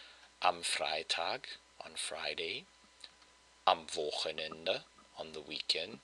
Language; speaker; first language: German; non-native, fluent; English